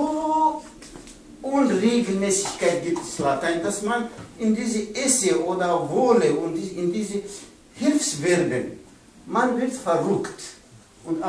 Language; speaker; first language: German; non-native, learner; Pashto